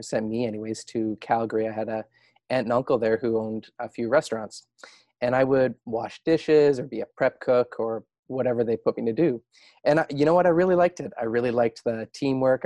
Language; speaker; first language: English; native; English